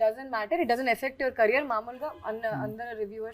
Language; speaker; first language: Telugu; non-native, learner; Hindi